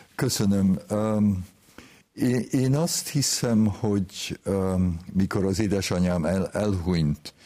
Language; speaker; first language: Hungarian; early bilingual, heritage; Hungarian